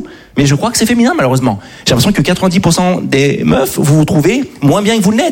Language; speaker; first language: French; native; French